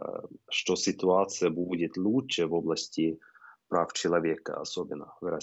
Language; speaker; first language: Russian; non-native, fluent; Norwegian